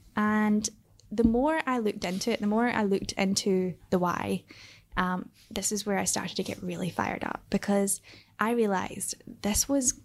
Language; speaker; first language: English; native; English